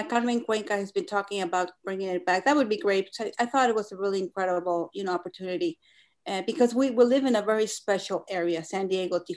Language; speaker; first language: English; non-native, fluent; Spanish